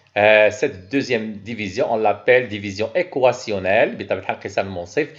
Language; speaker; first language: French; non-native, local second language; Arabic